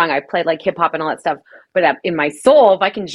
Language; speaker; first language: English; native; English